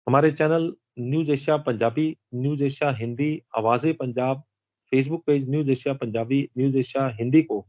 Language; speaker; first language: Hindi; non-native, local second language; Punjabi